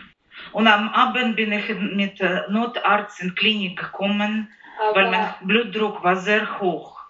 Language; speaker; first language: German; non-native, learner; Ukrainian